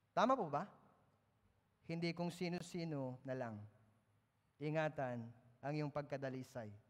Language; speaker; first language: Filipino; native; Filipino